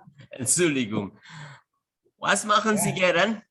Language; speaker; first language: German; non-native, fluent; Indonesian